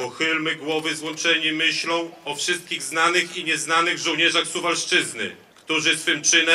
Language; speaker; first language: Polish; native; Polish